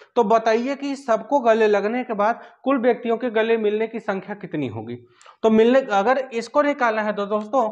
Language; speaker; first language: Hindi; native; Hindi